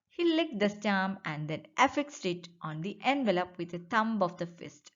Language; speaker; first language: English; non-native, local second language; Malayalam